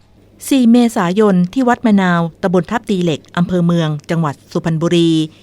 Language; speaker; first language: Thai; native; Thai